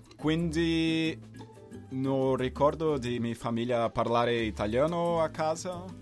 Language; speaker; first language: Italian; non-native, learner; Portuguese